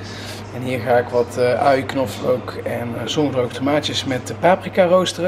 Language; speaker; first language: Dutch; native; Dutch